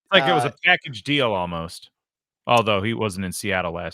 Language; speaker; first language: English; native; English